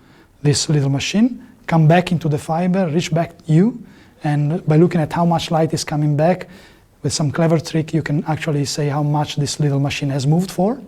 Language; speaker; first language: English; non-native, fluent; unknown